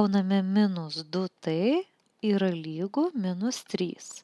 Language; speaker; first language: Lithuanian; native; Lithuanian